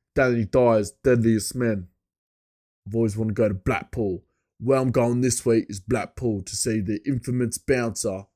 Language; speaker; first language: English; native; English